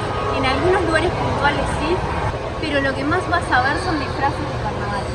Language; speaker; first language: Spanish; native; Spanish